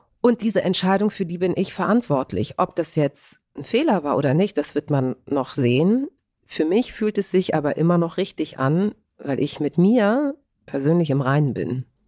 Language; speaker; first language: German; early bilingual, other home language; Greek